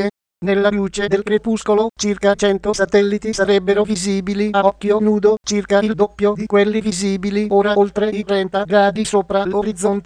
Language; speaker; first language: Italian; native; Italian